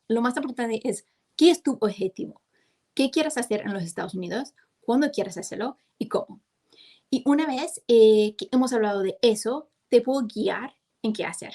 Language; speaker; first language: Spanish; non-native, fluent; English